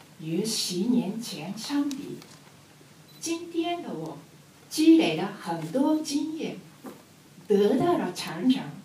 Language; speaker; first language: Chinese; non-native, learner; Japanese